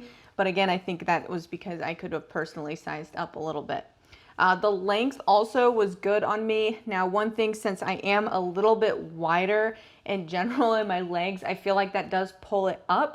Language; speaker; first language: English; native; English